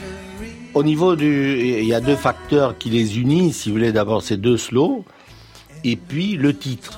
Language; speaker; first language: French; non-native, fluent; Romanian